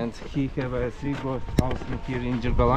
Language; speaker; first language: English; non-native, learner; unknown